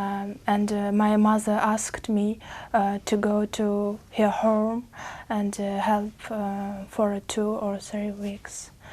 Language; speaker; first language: English; non-native, learner; Uzbek